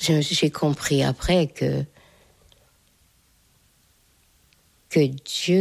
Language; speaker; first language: French; non-native, fluent; Hungarian